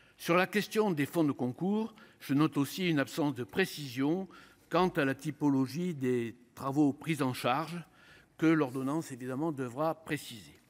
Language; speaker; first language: French; native; French